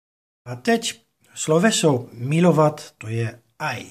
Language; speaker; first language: Czech; non-native, fluent; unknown